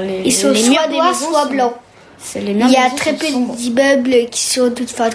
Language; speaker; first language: French; early bilingual, heritage; French